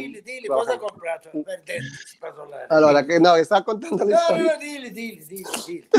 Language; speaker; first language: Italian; non-native, learner; Spanish